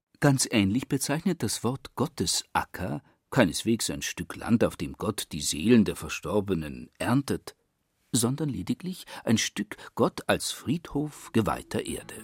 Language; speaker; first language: German; native; German